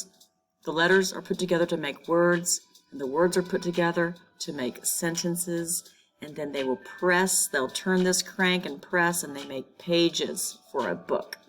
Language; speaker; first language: English; native; English